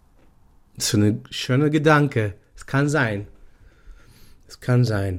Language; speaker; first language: German; non-native, fluent; Hebrew